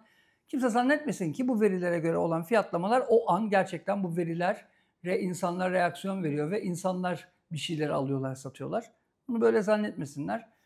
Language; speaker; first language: Turkish; native; Turkish